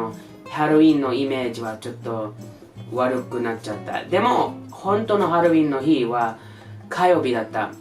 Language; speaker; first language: Japanese; non-native, learner; English